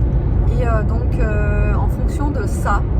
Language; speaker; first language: French; native; French